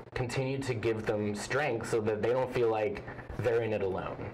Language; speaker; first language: English; native; English